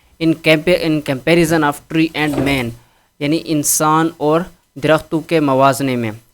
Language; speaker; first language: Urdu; non-native, local second language; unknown